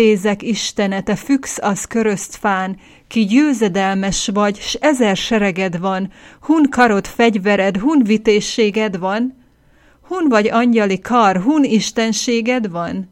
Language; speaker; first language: Hungarian; native; Hungarian